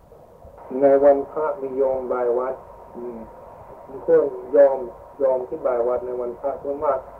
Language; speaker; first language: Thai; non-native, fluent; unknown